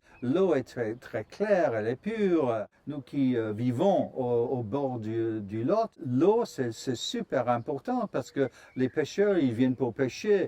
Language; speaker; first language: French; non-native, fluent; English